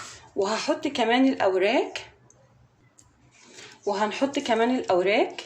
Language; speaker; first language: Arabic; native; Arabic